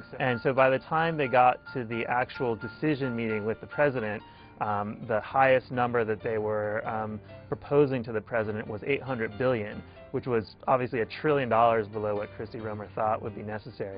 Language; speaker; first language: English; native; English